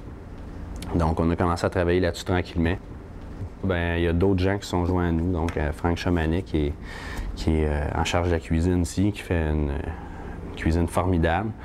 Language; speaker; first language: French; native; French